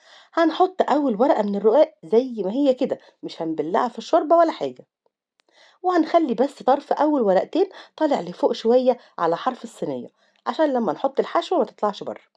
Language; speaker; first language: Arabic; native; Arabic